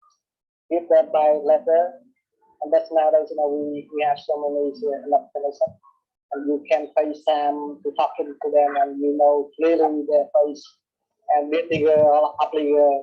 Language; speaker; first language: English; non-native, learner; Vietnamese